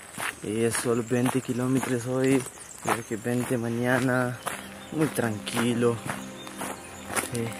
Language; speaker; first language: Spanish; non-native, learner; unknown